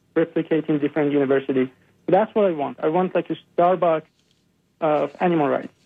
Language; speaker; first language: English; non-native, fluent; Persian